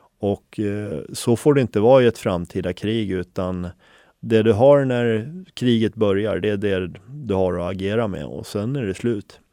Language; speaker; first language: Swedish; early bilingual, other home language; Finnish